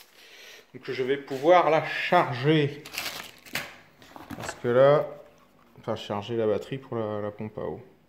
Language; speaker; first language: French; native; French